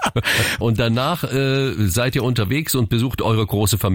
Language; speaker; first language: German; native; German